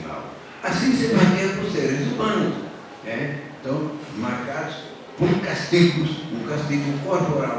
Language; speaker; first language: Portuguese; native; Portuguese